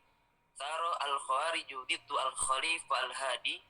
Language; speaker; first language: Arabic; non-native, learner; Indonesian